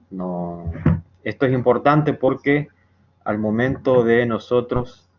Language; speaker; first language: Spanish; native; Spanish